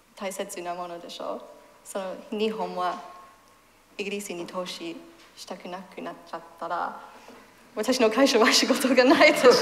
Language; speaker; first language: Japanese; non-native, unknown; English